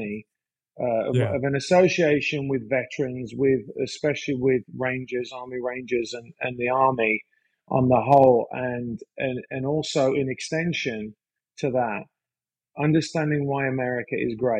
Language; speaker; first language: English; native; English